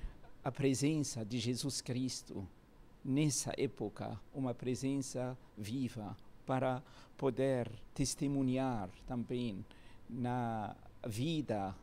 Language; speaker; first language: Portuguese; non-native, fluent; Arabic